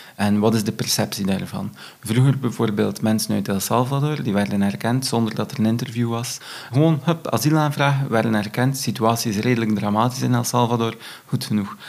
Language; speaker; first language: Dutch; native; Dutch